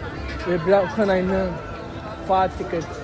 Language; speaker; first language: German; non-native, learner; Hindi